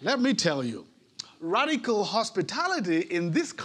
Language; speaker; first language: English; non-native, local second language; Ibibio